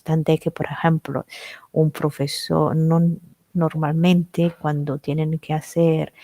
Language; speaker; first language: Spanish; non-native, fluent; Italian